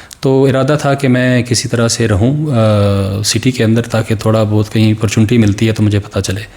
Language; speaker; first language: Urdu; non-native, local second language; Pashto